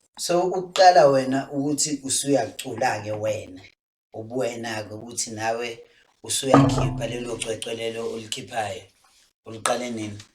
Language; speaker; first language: Zulu; native; Zulu